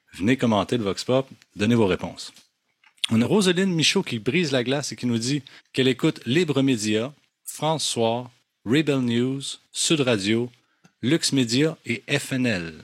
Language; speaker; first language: French; native; French